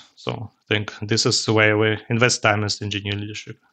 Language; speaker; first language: English; non-native, learner; Russian